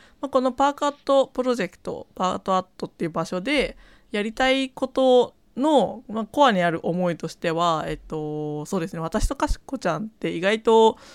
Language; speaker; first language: Japanese; non-native, fluent; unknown